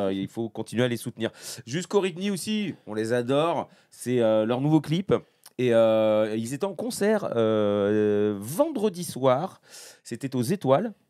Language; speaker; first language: French; native; French